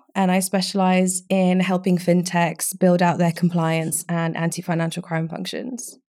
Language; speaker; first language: English; early bilingual, other home language; Romanian